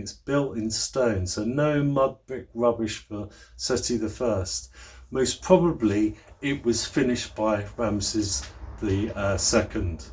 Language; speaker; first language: English; native; English